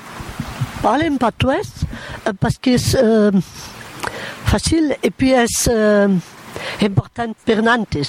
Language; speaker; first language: French; non-native, local second language; Occitan